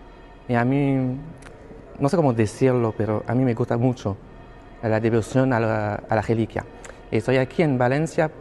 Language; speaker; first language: Spanish; non-native, learner; French